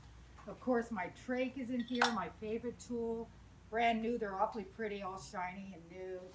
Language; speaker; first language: English; native; English